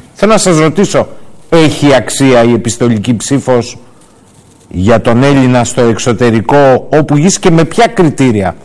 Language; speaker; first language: Greek; native; Greek